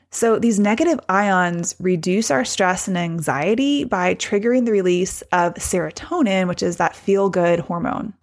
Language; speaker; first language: English; native; English